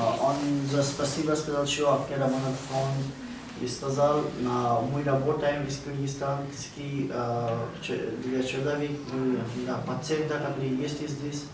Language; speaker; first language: Russian; non-native, learner; Hindi